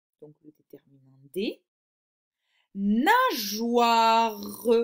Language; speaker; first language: French; native; French